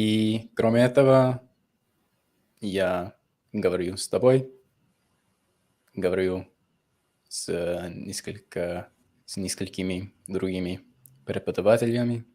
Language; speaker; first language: Russian; non-native, fluent; English